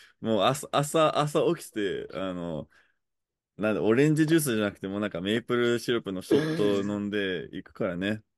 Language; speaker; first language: Japanese; non-native, fluent; English